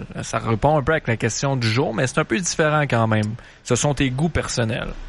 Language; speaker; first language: French; native; French